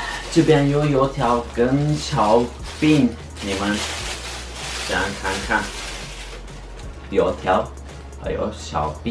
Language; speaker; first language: Chinese; non-native, learner; Turkish